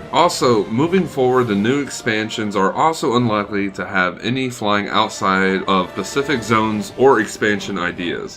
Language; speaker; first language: English; native; English